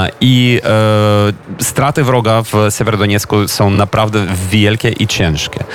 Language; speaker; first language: Polish; non-native, fluent; Ukrainian